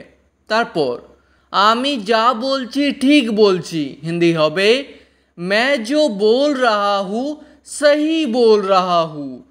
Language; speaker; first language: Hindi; non-native, fluent; Bangla